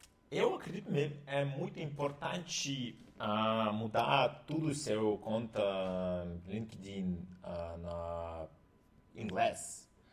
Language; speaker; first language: Portuguese; non-native, learner; Russian